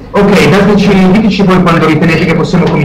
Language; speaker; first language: Italian; native; Italian